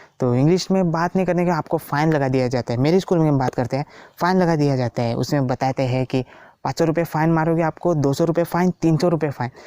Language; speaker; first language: Hindi; non-native, local second language; Konkani